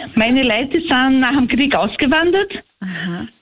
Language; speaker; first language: German; early bilingual, heritage; Portuguese